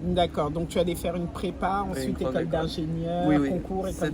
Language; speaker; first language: French; native; French